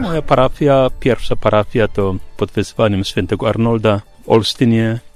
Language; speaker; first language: Polish; non-native, fluent; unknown